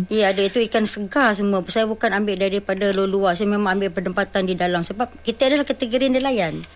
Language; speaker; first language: Malay; non-native, local second language; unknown